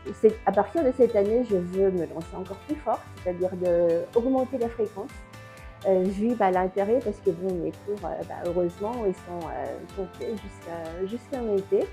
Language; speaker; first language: French; non-native, fluent; Japanese